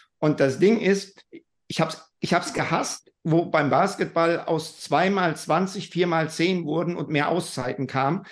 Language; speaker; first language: German; native; German